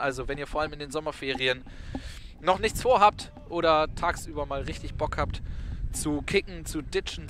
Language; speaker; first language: German; native; German